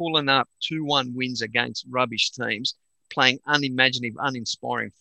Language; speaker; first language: English; native; English